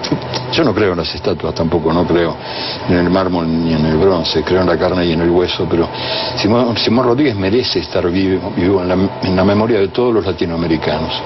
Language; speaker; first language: Spanish; native; Spanish